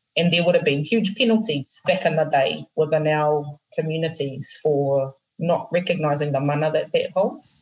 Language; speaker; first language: English; native; English